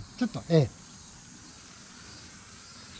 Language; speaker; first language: Japanese; native; Japanese